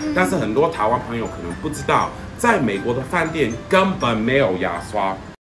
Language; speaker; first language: Chinese; non-native, fluent; English